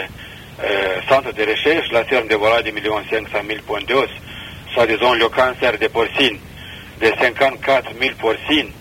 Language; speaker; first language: French; non-native, fluent; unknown